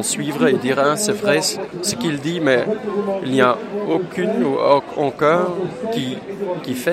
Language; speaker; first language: French; non-native, local second language; Dutch